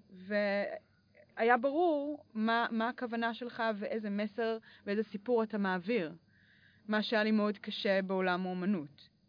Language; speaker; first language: Hebrew; early bilingual, other home language; English